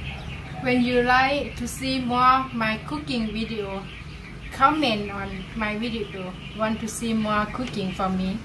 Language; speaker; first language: English; non-native, learner; Lao